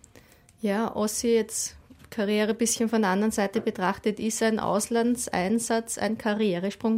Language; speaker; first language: German; native; German